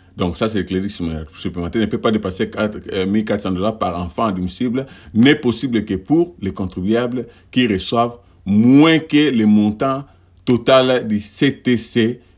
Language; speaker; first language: French; non-native, local second language; Lingala